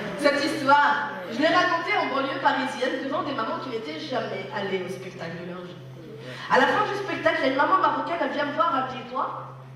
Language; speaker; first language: French; early bilingual, other home language; Arabic